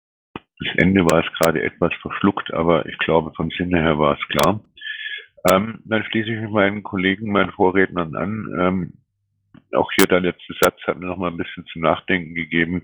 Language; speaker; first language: German; native; German